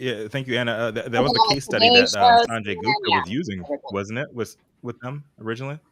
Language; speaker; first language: English; native; English